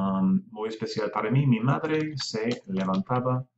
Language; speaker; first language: Spanish; non-native, fluent; English